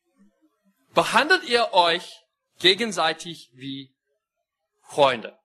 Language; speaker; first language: German; non-native, fluent; English